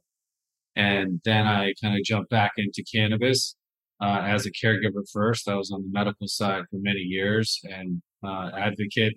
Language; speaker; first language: English; native; English